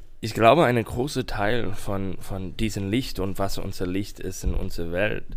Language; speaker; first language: German; non-native, fluent; English